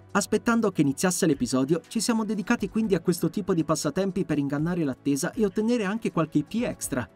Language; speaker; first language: Italian; native; Italian